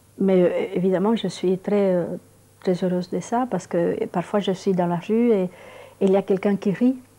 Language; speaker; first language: French; non-native, fluent; Spanish